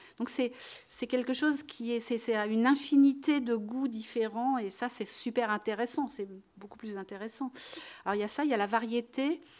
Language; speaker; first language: French; native; French